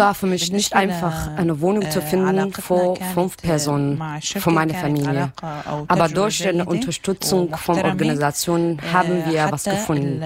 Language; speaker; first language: German; non-native, learner; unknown